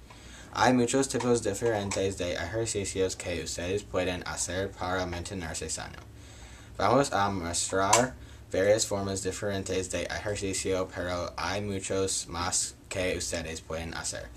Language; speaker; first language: Spanish; non-native, learner; English